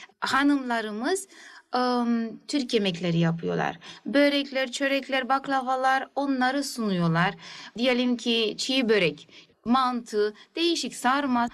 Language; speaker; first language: Turkish; early bilingual, heritage; Turkish